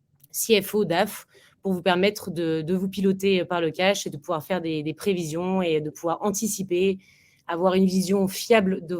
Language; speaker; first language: French; native; French